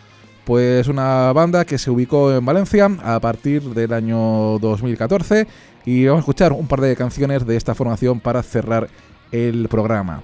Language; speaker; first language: Spanish; native; Spanish